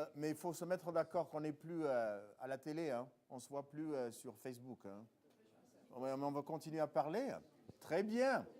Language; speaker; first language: French; non-native, fluent; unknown